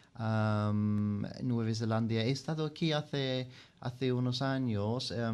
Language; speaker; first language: Spanish; non-native, fluent; English